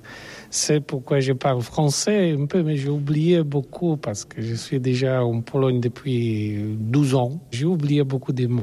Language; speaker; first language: French; non-native, learner; Polish